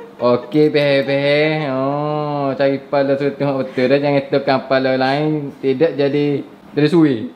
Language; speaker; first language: Malay; native; Malay